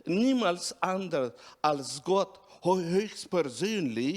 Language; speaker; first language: German; non-native, fluent; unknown